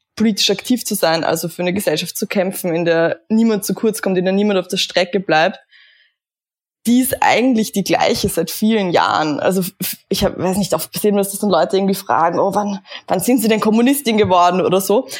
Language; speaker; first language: German; native; German